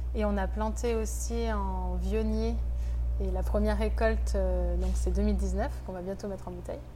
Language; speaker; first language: French; native; French